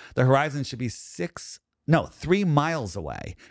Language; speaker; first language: English; native; English